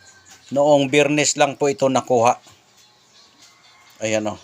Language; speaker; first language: Filipino; non-native, local second language; Cebuano